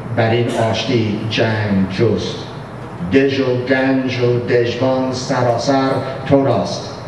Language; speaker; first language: Persian; non-native, fluent; English